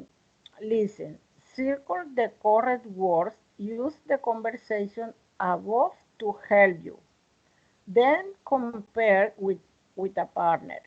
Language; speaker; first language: English; non-native, learner; Spanish